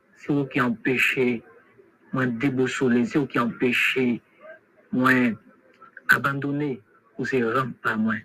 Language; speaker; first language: French; non-native, local second language; Haitian Creole